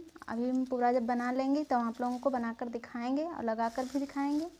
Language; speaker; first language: Hindi; native; Hindi